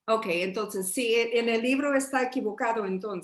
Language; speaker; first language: Spanish; early bilingual, heritage; English